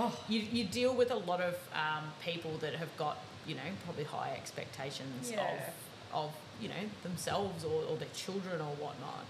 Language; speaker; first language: English; native; English